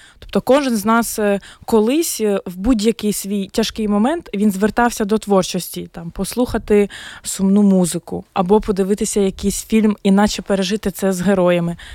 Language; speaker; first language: Ukrainian; non-native, local second language; Russian